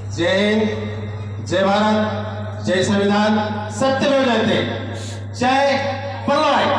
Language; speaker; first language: Hindi; non-native, local second language; Marathi